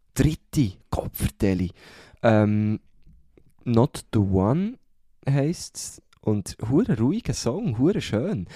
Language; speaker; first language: German; native; German